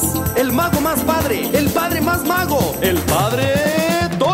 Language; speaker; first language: Spanish; native; Spanish